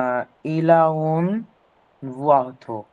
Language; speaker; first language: French; non-native, learner; Bangla